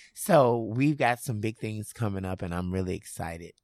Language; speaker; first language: English; native; English